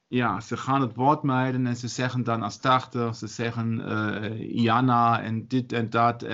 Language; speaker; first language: Dutch; non-native, fluent; German